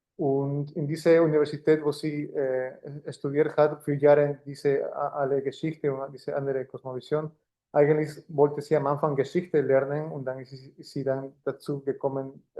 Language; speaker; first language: German; non-native, fluent; Spanish